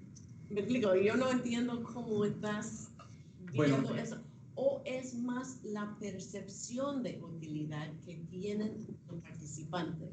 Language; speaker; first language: Spanish; non-native, fluent; English